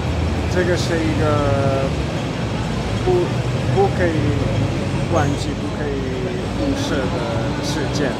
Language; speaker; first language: Chinese; non-native, learner; Italian